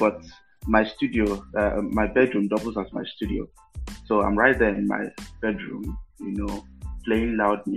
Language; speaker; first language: English; non-native, local second language; Igbo